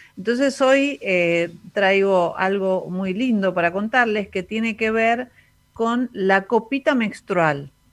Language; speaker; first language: Spanish; native; Spanish